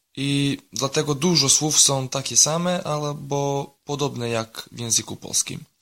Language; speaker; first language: Polish; non-native, learner; Serbian